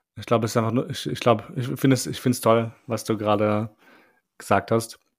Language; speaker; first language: German; early bilingual, other home language; Albanian